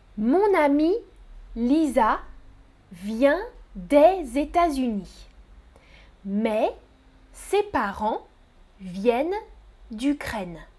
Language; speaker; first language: French; native; French